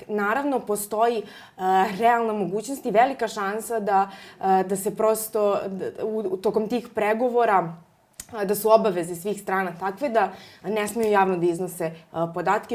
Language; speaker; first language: Serbian; native; Serbian